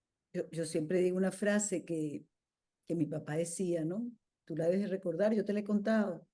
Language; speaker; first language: Spanish; native; Spanish